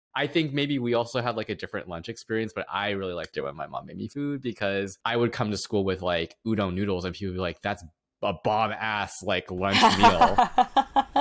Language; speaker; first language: English; native; English